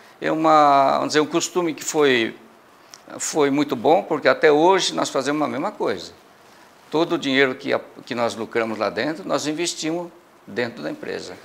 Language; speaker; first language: Portuguese; early bilingual, other home language; Japanese